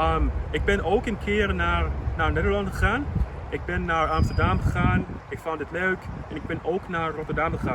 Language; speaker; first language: Dutch; non-native, learner; English